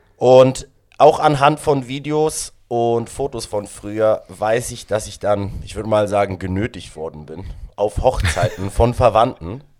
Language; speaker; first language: German; non-native, local second language; Romansh